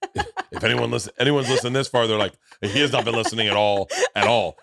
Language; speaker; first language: English; native; English